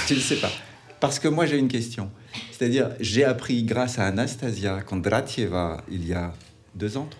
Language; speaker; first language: French; native; French